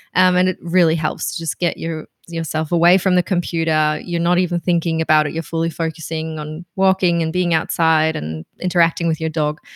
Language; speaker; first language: English; non-native, fluent; German